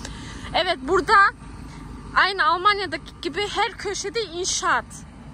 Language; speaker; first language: Turkish; early bilingual, heritage; Turkish